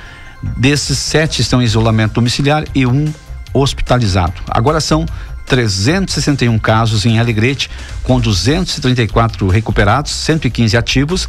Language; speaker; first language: Portuguese; native; Portuguese